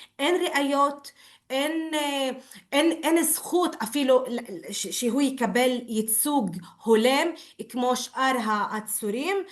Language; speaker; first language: Hebrew; non-native, local second language; Arabic